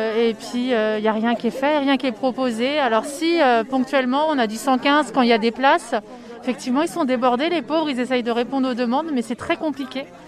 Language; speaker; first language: French; native; French